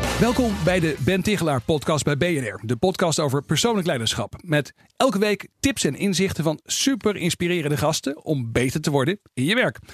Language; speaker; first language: Dutch; native; Dutch